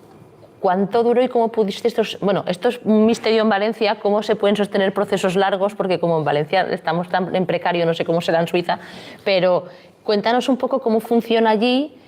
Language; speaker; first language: Spanish; native; Spanish